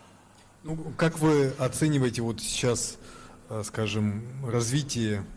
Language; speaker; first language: Russian; native; Russian